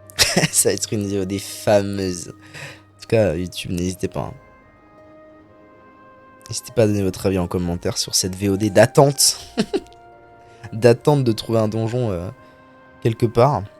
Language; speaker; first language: French; native; French